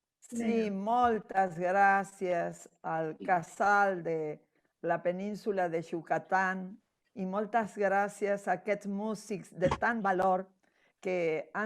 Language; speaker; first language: Catalan; non-native, fluent; Spanish